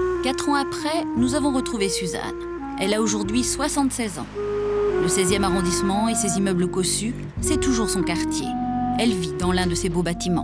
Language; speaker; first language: French; native; French